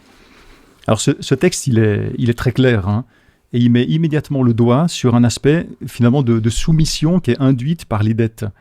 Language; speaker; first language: French; native; French